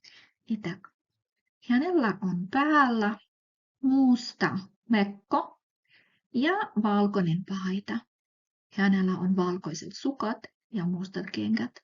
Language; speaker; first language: Finnish; non-native, fluent; Russian